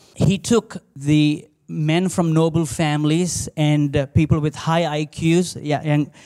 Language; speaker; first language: English; non-native, local second language; Telugu